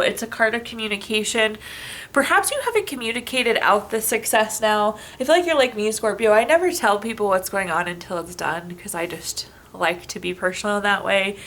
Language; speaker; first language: English; native; English